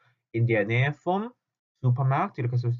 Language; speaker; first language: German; non-native, fluent; Korean